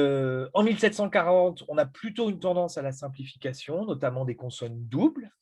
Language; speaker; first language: French; native; French